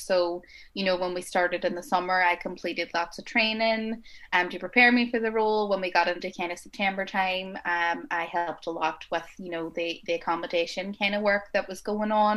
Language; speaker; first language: English; native; English